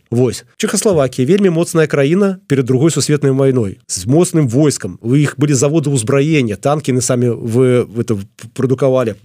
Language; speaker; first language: Belarusian; non-native, local second language; Russian